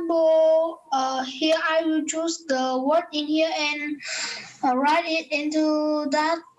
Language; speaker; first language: English; non-native, learner; Vietnamese